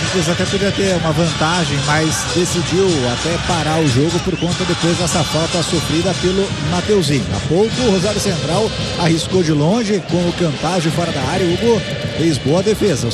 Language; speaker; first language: Portuguese; native; Portuguese